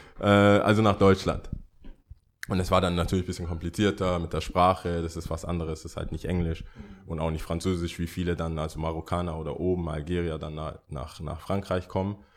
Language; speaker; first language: German; early bilingual, other home language; English